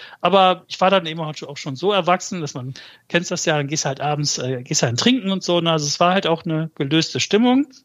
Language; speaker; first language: German; early bilingual, other home language; Turkish